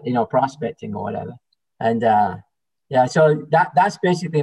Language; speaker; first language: English; native; English